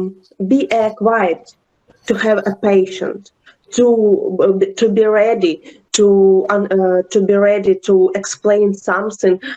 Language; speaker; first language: English; non-native, learner; Ukrainian